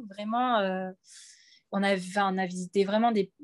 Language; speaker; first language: French; native; French